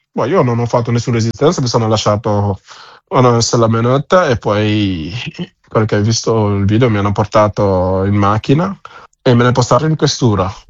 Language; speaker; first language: Italian; non-native, fluent; Wolof